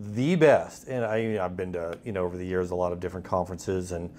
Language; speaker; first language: English; native; English